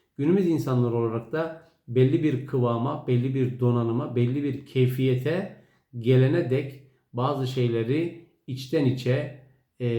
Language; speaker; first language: Turkish; native; Turkish